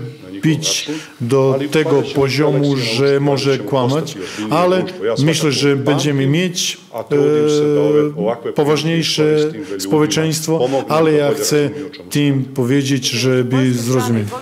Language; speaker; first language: Polish; non-native, fluent; Serbian